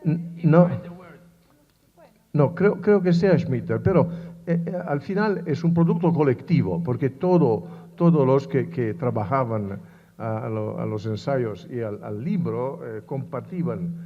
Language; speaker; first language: Spanish; non-native, fluent; Italian